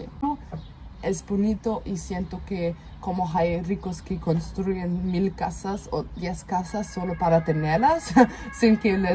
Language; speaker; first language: Spanish; non-native, fluent; German